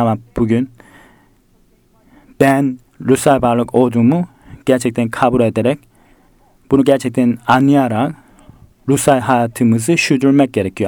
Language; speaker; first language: Turkish; non-native, fluent; Korean